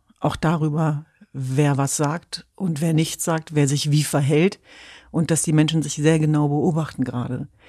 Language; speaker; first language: German; early bilingual, other home language; Kurdish